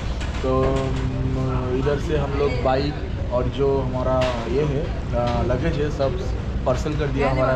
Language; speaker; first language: Hindi; non-native, local second language; Bangla